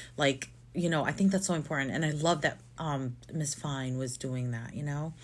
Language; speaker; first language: English; non-native, local second language; Filipino